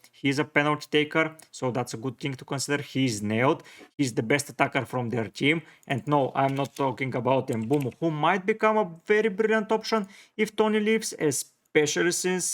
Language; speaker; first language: English; non-native, fluent; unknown